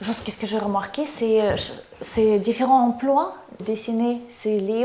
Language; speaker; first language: French; non-native, learner; Russian